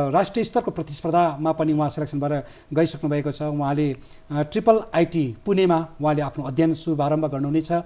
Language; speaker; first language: Nepali; native; Nepali